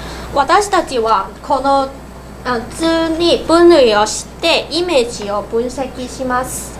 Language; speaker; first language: Japanese; non-native, learner; Cantonese